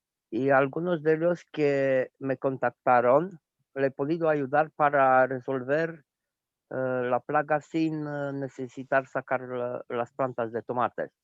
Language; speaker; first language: Spanish; non-native, fluent; Romanian